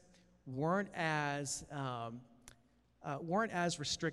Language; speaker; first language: English; native; English